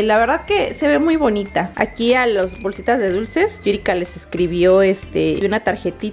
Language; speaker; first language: Spanish; native; Spanish